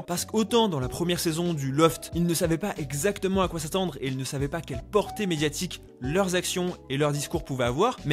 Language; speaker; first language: French; native; French